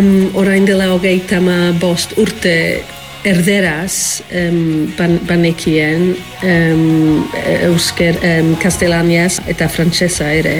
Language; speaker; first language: Basque; non-native, fluent; Welsh